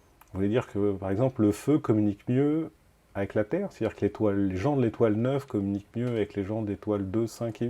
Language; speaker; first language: French; native; French